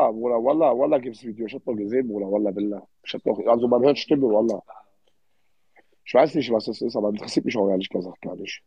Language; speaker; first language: German; early bilingual, other home language; Arabic